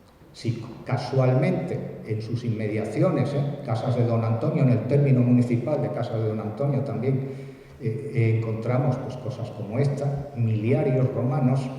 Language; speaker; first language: Spanish; native; Spanish